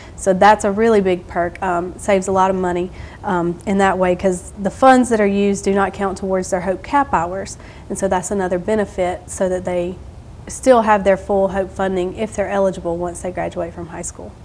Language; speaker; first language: English; native; English